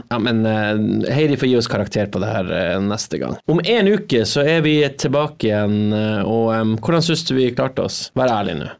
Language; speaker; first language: Norwegian; native; Norwegian